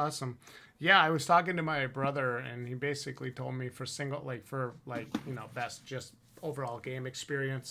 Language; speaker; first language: English; native; English